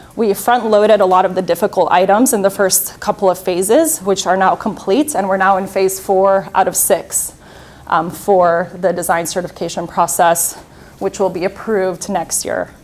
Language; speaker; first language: English; native; English